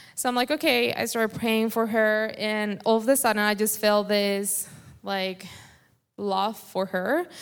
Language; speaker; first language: English; non-native, fluent; Spanish